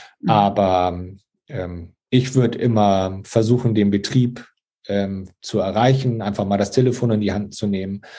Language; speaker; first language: German; native; German